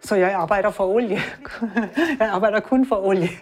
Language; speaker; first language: Danish; non-native, learner; German